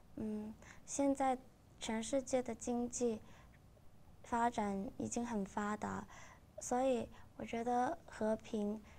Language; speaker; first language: Chinese; non-native, local second language; Cantonese